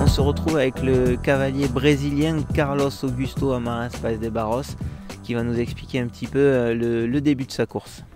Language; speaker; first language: French; native; French